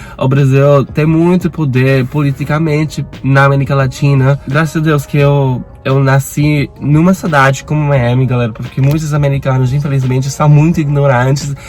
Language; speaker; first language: Portuguese; non-native, learner; Spanish